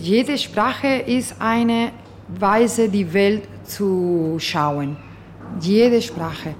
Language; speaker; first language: German; non-native, fluent; Spanish